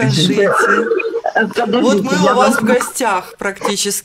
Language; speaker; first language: Russian; native; Russian